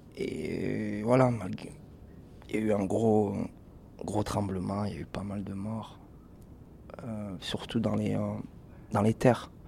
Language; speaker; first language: French; native; French